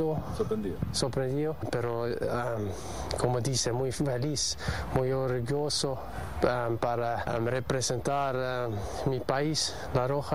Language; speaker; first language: Spanish; non-native, learner; German